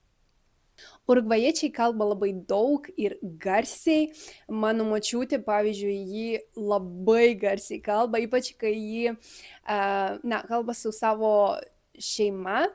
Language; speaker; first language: Lithuanian; early bilingual, other home language; Spanish